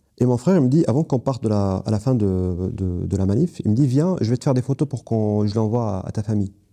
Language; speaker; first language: French; non-native, fluent; Kurdish